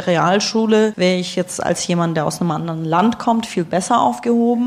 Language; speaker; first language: German; early bilingual, other home language; Russian